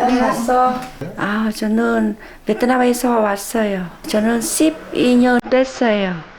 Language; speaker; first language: Korean; non-native, learner; Vietnamese